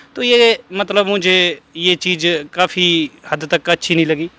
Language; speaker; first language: Hindi; native; Hindi